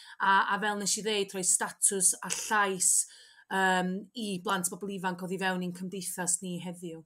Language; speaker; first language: Welsh; native; Welsh